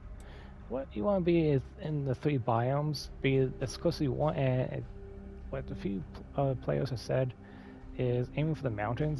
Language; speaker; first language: English; native; English